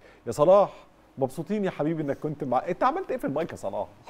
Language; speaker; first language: Arabic; native; Arabic